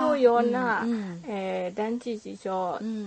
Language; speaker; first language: Japanese; non-native, learner; Burmese